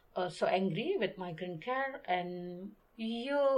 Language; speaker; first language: English; non-native, learner; Indonesian